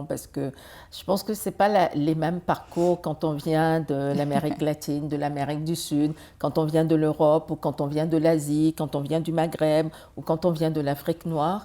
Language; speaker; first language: French; native; French